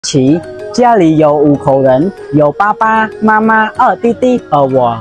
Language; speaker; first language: Chinese; non-native, learner; Khmer